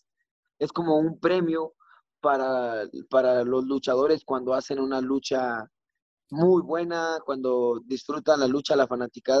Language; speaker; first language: English; non-native, learner; Spanish